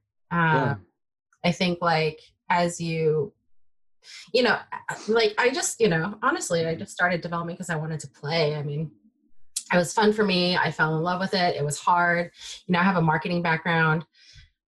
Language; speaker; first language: English; early bilingual, other home language; Min Nan Chinese